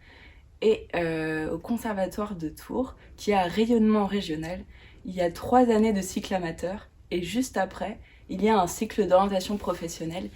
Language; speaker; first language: French; native; French